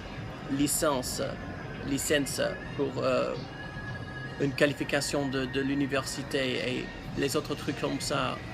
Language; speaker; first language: French; non-native, learner; English